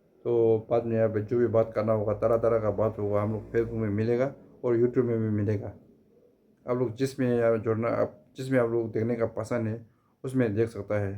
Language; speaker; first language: Hindi; non-native, fluent; Tibetan